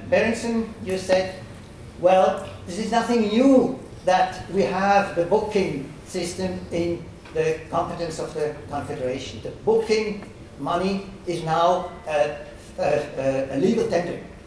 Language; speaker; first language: English; non-native, fluent; German